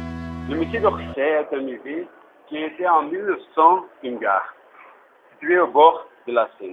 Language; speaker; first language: French; non-native, learner; Dutch